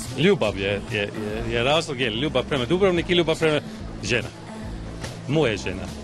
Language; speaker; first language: Croatian; non-native, learner; English